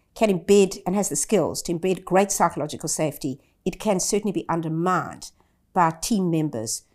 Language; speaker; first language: English; native; English